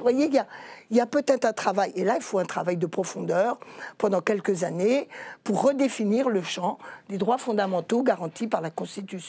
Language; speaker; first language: French; native; French